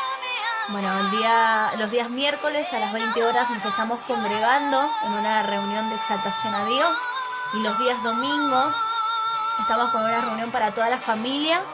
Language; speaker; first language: Spanish; native; Spanish